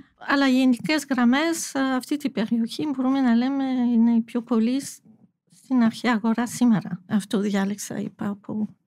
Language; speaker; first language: Greek; non-native, fluent; French